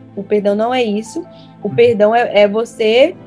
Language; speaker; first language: Portuguese; native; Portuguese